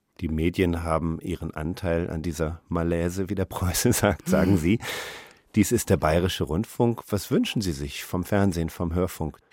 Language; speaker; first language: German; native; German